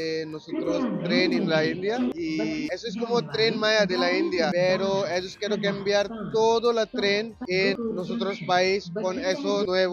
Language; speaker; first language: Spanish; non-native, learner; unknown